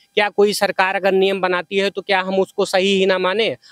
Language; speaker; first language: Hindi; native; Hindi